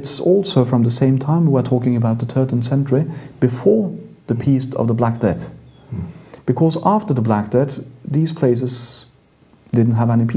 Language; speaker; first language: English; non-native, fluent; Norwegian